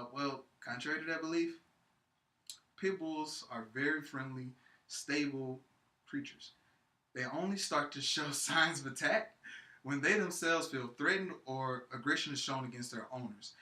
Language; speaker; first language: English; native; English